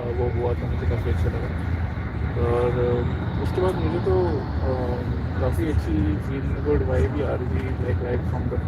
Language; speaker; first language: Hindi; native; Hindi